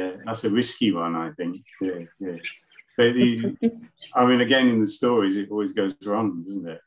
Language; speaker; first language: English; native; English